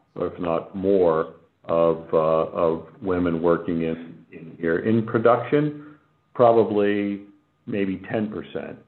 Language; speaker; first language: English; native; English